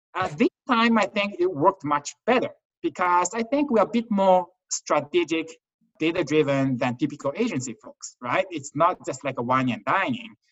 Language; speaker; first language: English; non-native, fluent; Chinese